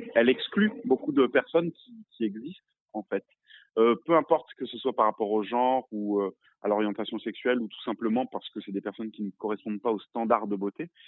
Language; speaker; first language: French; native; French